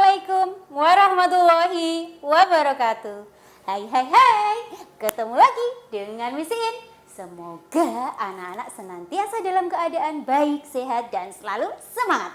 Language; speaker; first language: Indonesian; native; Indonesian